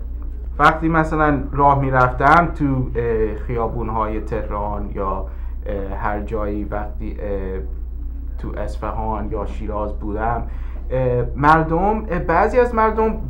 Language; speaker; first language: Persian; early bilingual, heritage; English